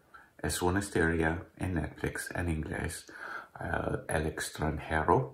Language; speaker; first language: Spanish; non-native, learner; English